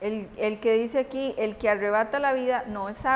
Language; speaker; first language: Spanish; native; Spanish